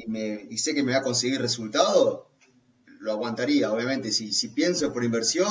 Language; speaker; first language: Spanish; native; Spanish